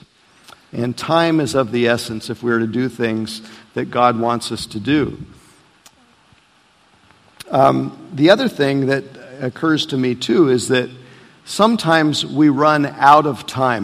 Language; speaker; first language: English; native; English